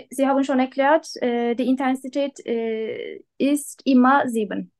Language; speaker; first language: German; non-native, learner; Turkish